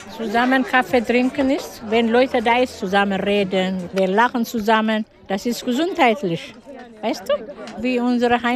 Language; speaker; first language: German; non-native, learner; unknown